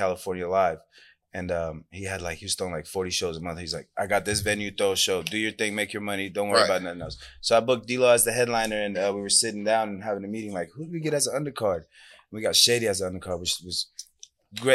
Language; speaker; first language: English; non-native, fluent; Persian